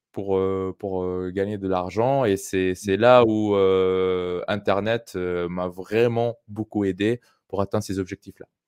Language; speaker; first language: French; non-native, local second language; Arabic